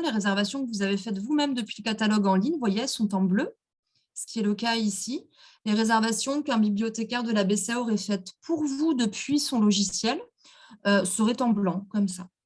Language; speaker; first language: French; native; French